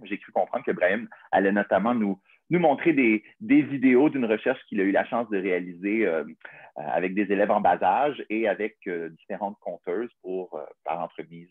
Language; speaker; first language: French; native; French